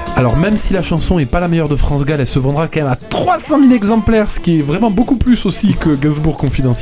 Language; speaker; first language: French; native; French